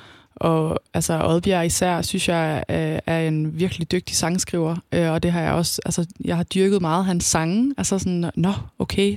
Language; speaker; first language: Danish; native; Danish